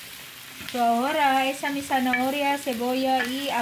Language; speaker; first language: Spanish; non-native, learner; Filipino